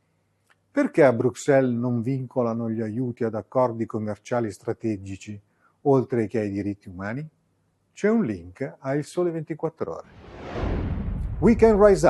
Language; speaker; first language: Italian; native; Italian